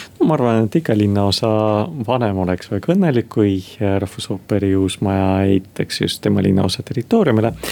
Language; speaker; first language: Estonian; non-native, local second language; Russian